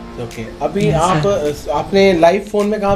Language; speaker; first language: Hindi; native; Hindi